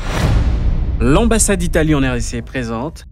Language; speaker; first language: French; non-native, local second language; Lingala